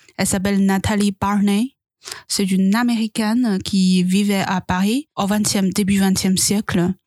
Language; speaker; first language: French; non-native, fluent; Chinese